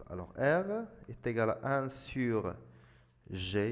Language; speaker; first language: French; non-native, local second language; Arabic